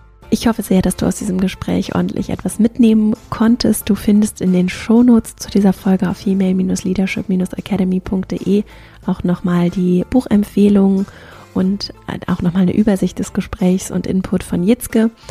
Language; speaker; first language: German; native; German